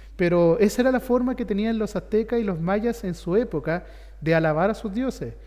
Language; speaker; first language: Spanish; native; Spanish